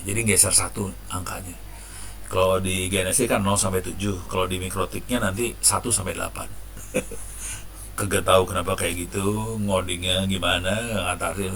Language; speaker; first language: Indonesian; native; Indonesian